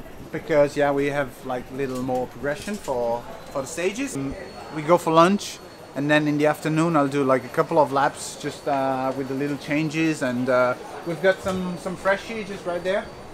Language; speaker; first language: English; non-native, fluent; Italian